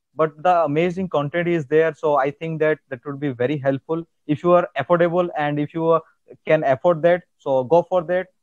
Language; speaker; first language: English; non-native, local second language; Odia